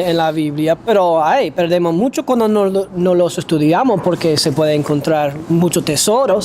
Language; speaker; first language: Spanish; non-native, fluent; English